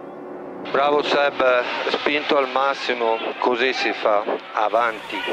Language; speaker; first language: Italian; native; Italian